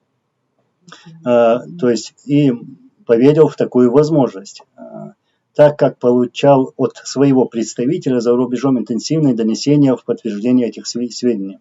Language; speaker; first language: Russian; non-native, local second language; Chechen